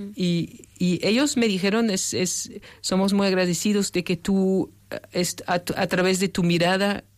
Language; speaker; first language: Spanish; non-native, fluent; French